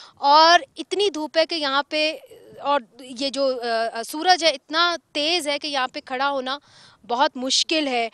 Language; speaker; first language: Urdu; native; Urdu